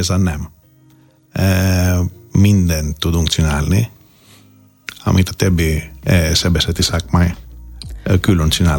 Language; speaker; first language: Hungarian; non-native, learner; Greek